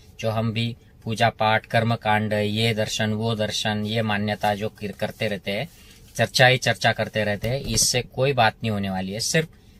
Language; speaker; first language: Hindi; non-native, local second language; Marathi